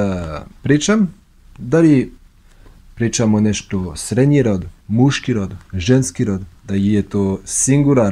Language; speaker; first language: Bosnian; non-native, learner; French